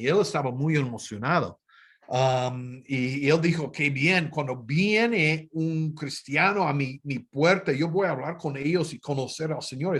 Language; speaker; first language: Spanish; non-native, fluent; English